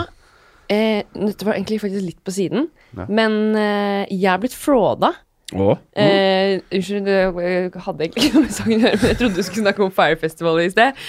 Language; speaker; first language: Norwegian; native; Norwegian